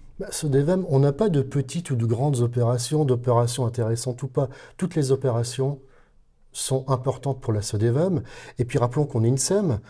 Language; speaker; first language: French; native; French